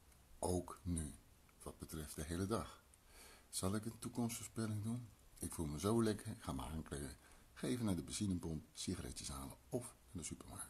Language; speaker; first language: Dutch; early bilingual, other home language; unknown